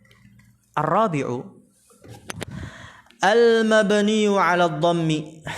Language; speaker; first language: Arabic; non-native, fluent; Indonesian